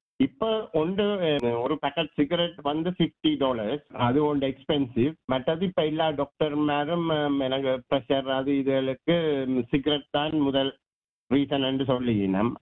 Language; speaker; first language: Tamil; native; Tamil